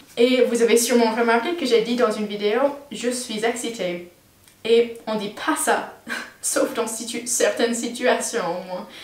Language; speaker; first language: French; non-native, fluent; English